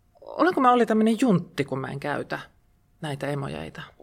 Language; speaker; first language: Finnish; native; Finnish